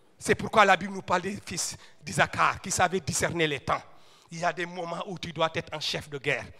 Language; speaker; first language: French; non-native, local second language; Wolof